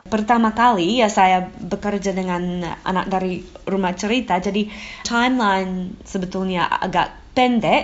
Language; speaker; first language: Indonesian; non-native, fluent; English